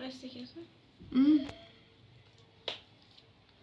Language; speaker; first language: Arabic; native; Arabic